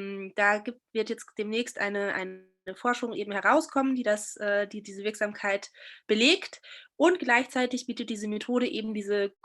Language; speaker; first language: German; native; German